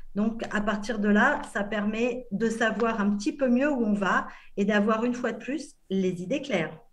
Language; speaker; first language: French; native; French